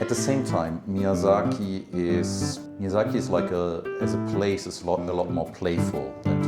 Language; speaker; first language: English; non-native, fluent; German